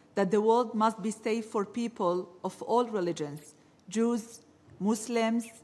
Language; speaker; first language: English; early bilingual, other home language; Arabic